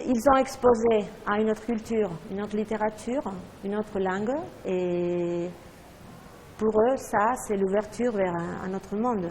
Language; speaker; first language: French; non-native, fluent; Spanish